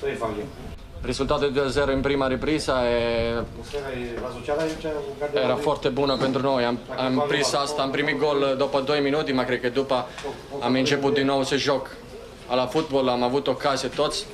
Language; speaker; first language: Romanian; non-native, learner; Italian